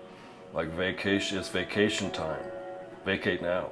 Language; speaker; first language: English; native; English